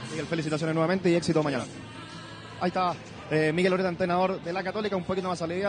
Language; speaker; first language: Spanish; native; Spanish